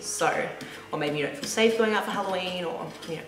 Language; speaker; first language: English; native; English